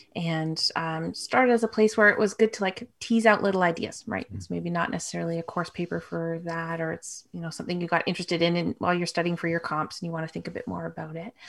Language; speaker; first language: English; native; English